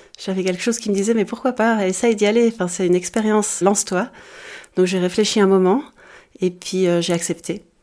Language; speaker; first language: French; native; French